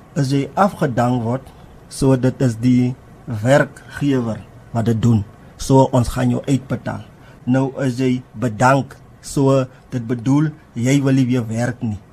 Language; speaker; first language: Afrikaans; non-native, local second language; Tswana